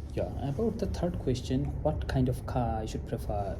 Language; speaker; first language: English; non-native, local second language; Sylheti